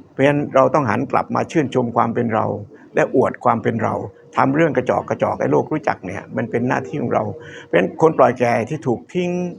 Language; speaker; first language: Thai; native; Thai